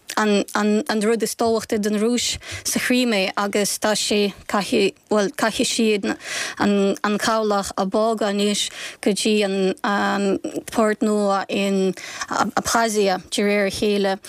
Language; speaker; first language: Irish; non-native, fluent; Ukrainian